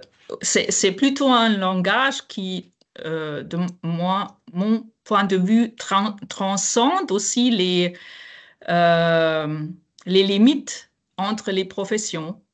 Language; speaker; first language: French; non-native, fluent; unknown